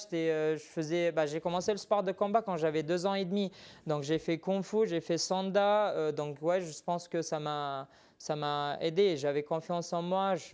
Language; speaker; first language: French; non-native, fluent; Arabic